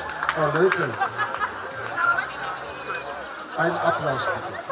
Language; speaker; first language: German; non-native, learner; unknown